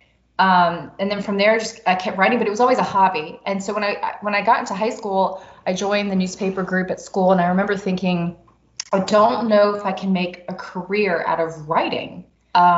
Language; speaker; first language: English; native; English